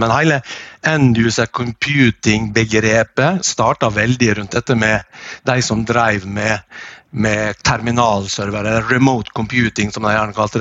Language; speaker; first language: Norwegian; native; Norwegian